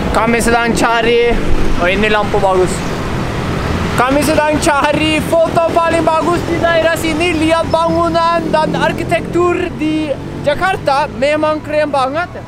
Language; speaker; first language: Indonesian; non-native, fluent; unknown